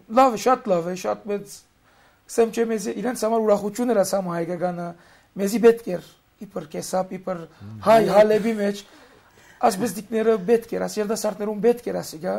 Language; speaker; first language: Armenian; early bilingual, heritage; Armenian